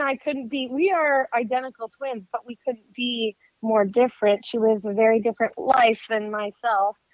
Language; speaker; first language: English; native; English